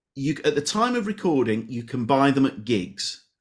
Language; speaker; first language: English; native; English